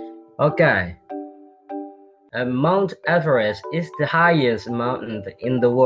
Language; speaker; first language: English; non-native, learner; Indonesian